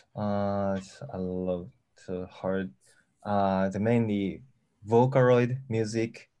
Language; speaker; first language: English; non-native, learner; Japanese